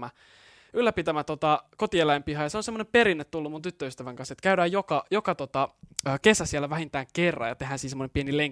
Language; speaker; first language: Finnish; native; Finnish